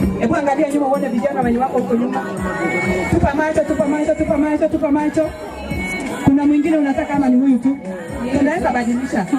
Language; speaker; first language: Swahili; non-native, local second language; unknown